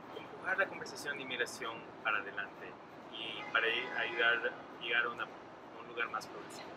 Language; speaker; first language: Spanish; early bilingual, other home language; English